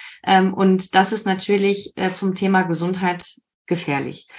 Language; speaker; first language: German; native; German